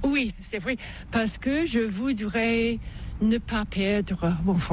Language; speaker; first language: French; non-native, fluent; English